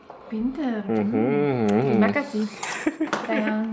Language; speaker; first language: Indonesian; non-native, learner; German